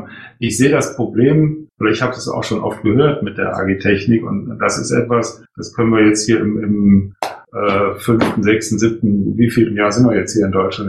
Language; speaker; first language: German; native; German